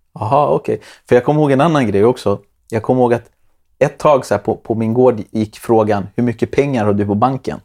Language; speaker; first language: Swedish; early bilingual, other home language; Spanish